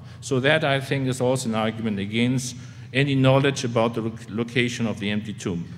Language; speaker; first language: English; non-native, fluent; German